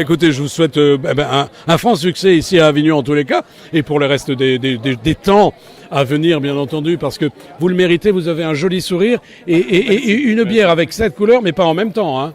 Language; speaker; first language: French; native; French